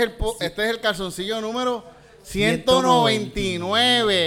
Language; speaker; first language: Spanish; native; Spanish